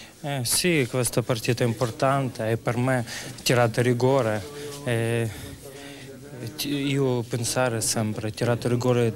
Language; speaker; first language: Italian; non-native, learner; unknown